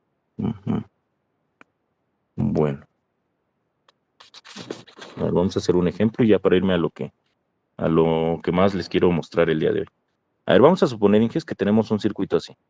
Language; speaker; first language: Spanish; native; Spanish